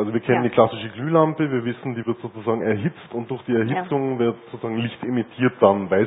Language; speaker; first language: German; native; German